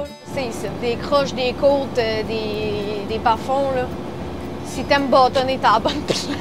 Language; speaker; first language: French; native; French